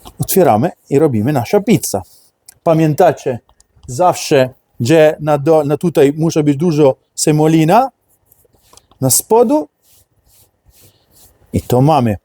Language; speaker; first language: Polish; non-native, learner; Italian